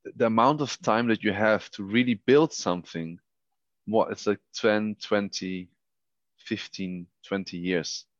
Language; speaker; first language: English; non-native, fluent; Dutch